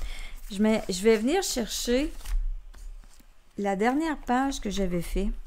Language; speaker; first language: French; native; French